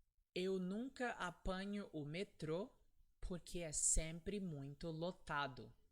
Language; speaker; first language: Portuguese; non-native, fluent; English